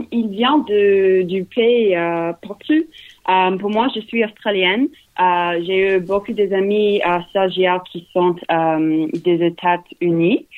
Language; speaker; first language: French; non-native, learner; English